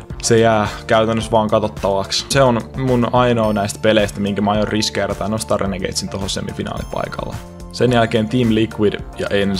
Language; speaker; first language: Finnish; native; Finnish